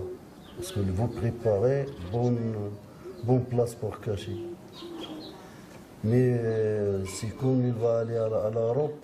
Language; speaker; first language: French; non-native, learner; Arabic